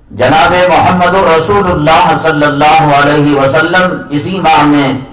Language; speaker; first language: Urdu; native; Urdu